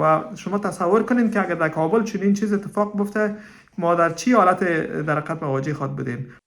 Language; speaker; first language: Persian; native; Persian